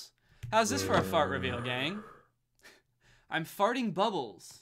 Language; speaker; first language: English; native; English